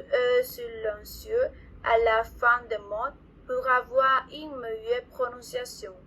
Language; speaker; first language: French; non-native, learner; Spanish